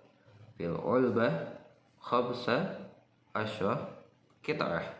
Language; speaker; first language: Arabic; non-native, fluent; Indonesian